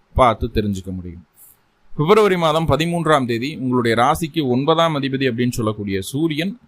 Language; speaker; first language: Tamil; native; Tamil